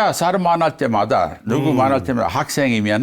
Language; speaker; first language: Korean; non-native, fluent; English